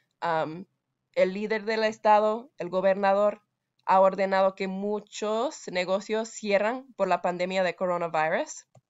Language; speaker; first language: Spanish; non-native, fluent; English